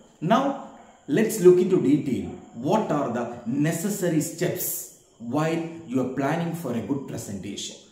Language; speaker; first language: English; non-native, local second language; Malayalam